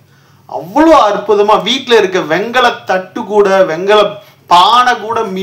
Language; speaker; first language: Tamil; native; Tamil